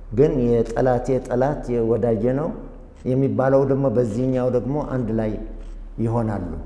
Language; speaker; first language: Amharic; non-native, local second language; Tigrinya